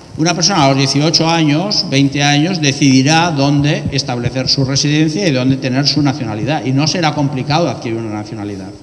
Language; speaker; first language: Spanish; native; Spanish